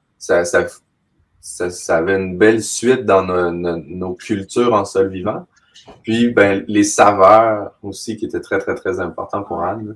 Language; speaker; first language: French; native; French